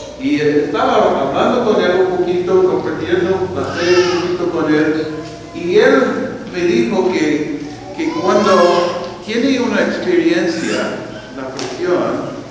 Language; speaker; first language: Spanish; non-native, fluent; English